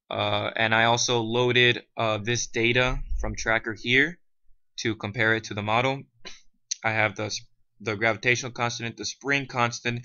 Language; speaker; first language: English; native; English